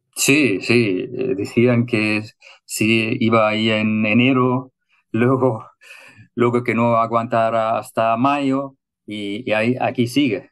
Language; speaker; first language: Spanish; non-native, fluent; German